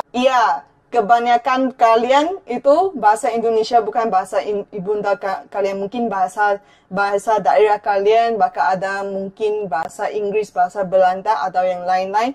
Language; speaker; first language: Indonesian; non-native, fluent; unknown